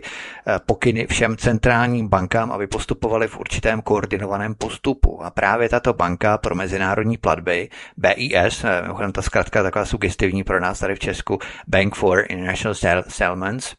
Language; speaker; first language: Czech; native; Czech